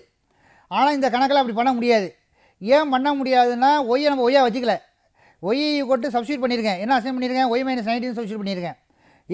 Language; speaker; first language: Tamil; native; Tamil